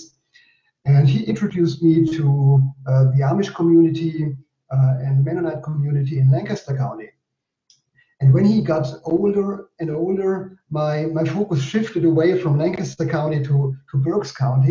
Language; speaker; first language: English; non-native, fluent; German